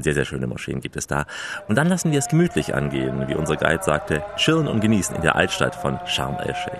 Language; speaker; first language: German; native; German